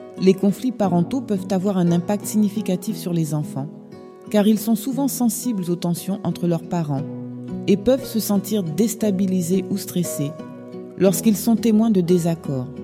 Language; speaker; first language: French; native; French